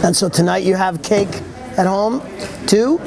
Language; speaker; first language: English; native; English